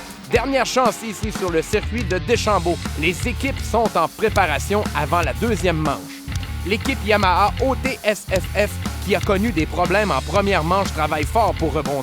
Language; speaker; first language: French; native; French